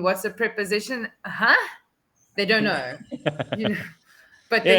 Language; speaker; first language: English; non-native, fluent; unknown